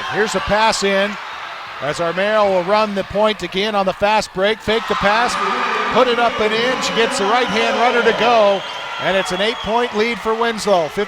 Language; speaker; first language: English; native; English